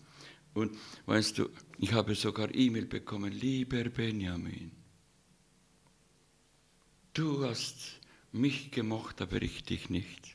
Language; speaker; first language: German; non-native, fluent; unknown